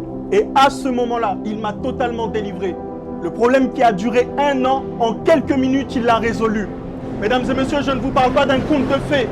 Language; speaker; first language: French; native; French